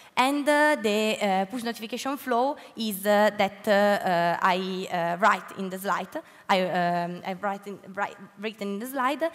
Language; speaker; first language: English; non-native, learner; Italian